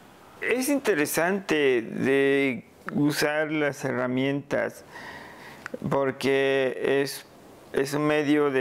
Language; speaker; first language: Spanish; non-native, local second language; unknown